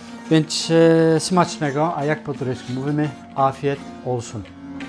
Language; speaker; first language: Polish; non-native, fluent; Turkish